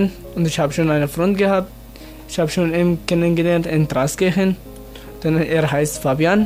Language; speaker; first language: German; non-native, learner; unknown